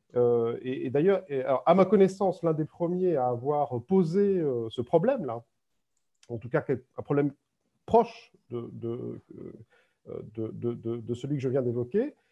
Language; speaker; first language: French; native; French